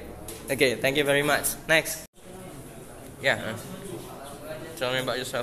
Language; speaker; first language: English; non-native, fluent; Indonesian